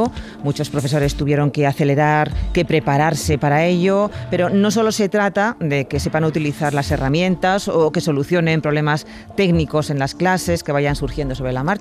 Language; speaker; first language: Spanish; native; Spanish